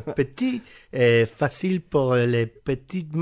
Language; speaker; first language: French; non-native, learner; English